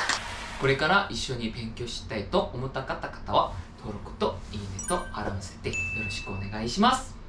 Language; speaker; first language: Japanese; non-native, fluent; Korean